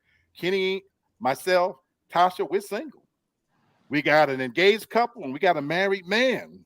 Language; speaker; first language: English; native; English